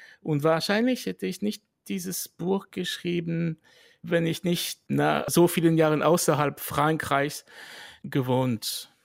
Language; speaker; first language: German; non-native, fluent; French